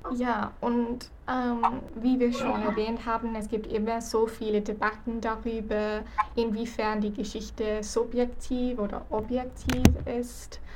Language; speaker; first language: German; non-native, fluent; English